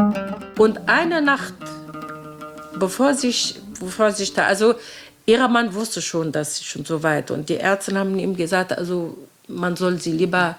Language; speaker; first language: German; non-native, fluent; Arabic